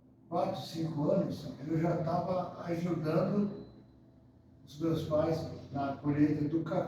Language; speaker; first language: Portuguese; early bilingual, other home language; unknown